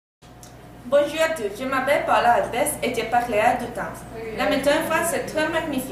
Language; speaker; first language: French; non-native, learner; Spanish